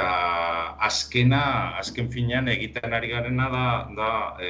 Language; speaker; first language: Basque; non-native, local second language; Spanish